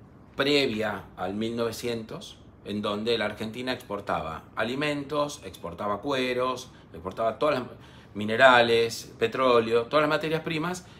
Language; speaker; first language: Spanish; native; Spanish